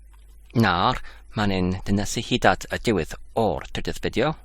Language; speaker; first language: Welsh; non-native, learner; English